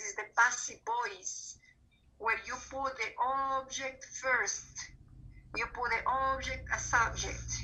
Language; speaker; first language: English; non-native, fluent; Spanish